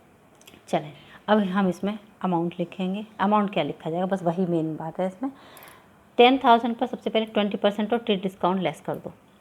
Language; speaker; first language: Hindi; native; Hindi